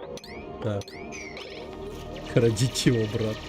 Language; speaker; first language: Russian; native; Russian